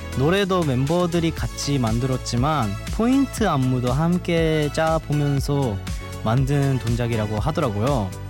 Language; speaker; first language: Korean; non-native, fluent; Japanese